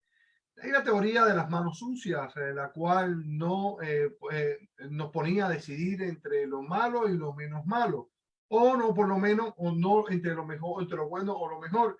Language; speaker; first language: Spanish; native; Spanish